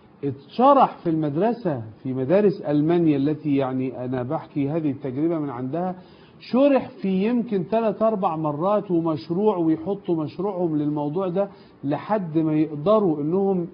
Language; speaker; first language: Arabic; native; Arabic